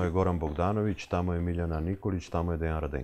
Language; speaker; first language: Serbian; native; Serbian